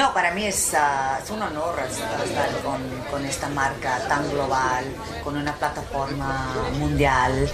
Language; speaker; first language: Spanish; early bilingual, heritage; English